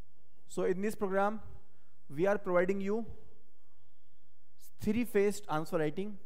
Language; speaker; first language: English; non-native, local second language; Hindi